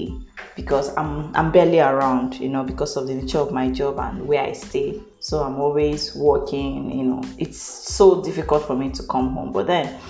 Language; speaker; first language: English; non-native, local second language; Igbo